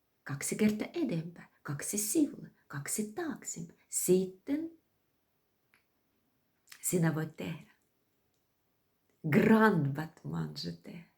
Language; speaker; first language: Finnish; non-native, fluent; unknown